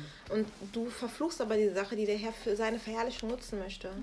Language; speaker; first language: German; native; German